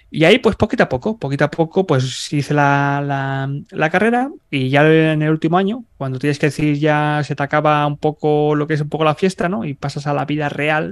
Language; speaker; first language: Spanish; native; Spanish